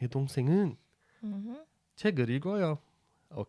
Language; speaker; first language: Korean; non-native, fluent; Portuguese